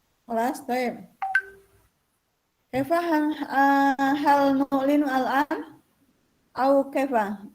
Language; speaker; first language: Arabic; non-native, fluent; Indonesian